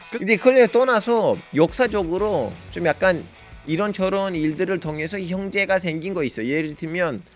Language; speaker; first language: Korean; non-native, fluent; Turkish